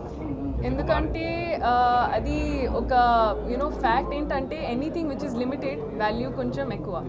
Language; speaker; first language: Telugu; non-native, learner; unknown